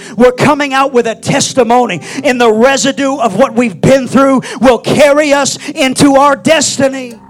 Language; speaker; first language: English; native; English